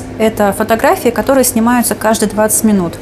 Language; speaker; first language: Russian; native; Russian